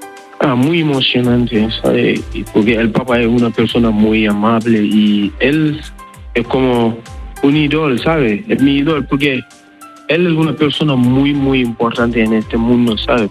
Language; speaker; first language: Spanish; non-native, learner; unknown